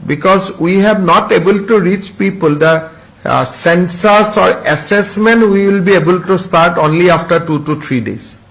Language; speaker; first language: English; non-native, local second language; Assamese